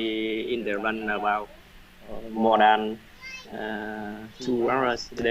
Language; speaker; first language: English; non-native, learner; Vietnamese